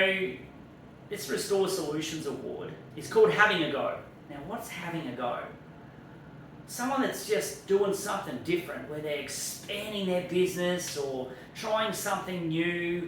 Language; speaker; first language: English; native; English